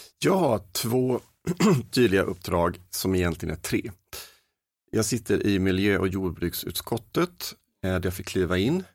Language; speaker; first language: Swedish; native; Swedish